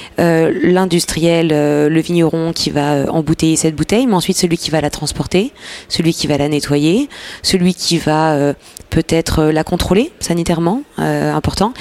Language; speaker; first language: French; native; French